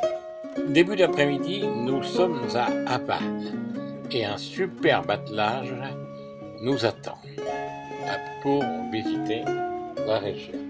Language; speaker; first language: French; native; French